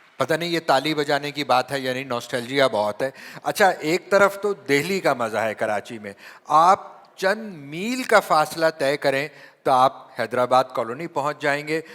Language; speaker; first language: Urdu; native; Urdu